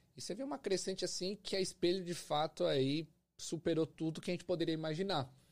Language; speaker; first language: Portuguese; native; Portuguese